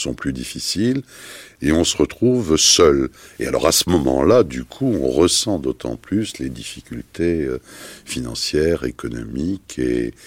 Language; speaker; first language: French; native; French